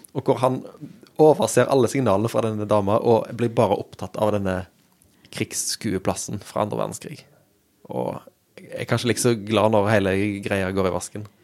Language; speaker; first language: Norwegian; native; Norwegian